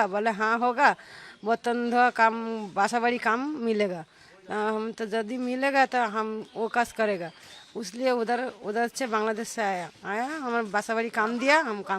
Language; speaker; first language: Hindi; non-native, learner; Bangla